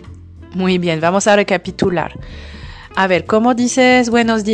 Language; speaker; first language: Spanish; non-native, fluent; French